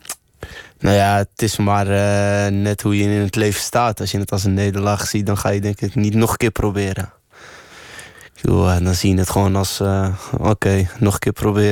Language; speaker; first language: Dutch; early bilingual, other home language; Arabic